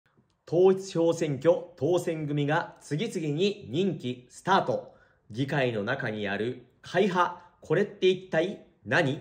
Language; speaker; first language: Japanese; native; Japanese